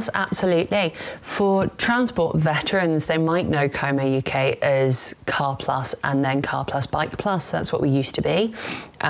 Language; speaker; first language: English; native; English